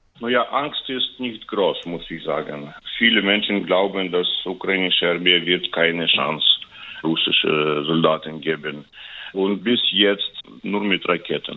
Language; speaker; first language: German; non-native, learner; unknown